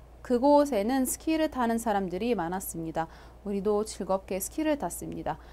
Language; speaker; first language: Korean; non-native, fluent; Arabic